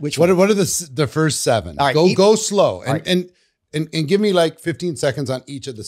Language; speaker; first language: English; native; English